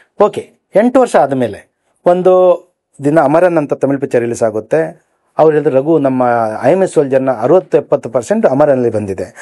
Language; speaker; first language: Kannada; native; Kannada